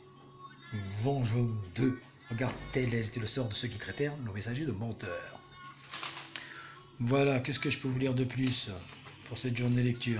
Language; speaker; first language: French; native; French